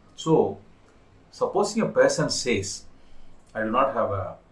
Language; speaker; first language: English; non-native, local second language; Tamil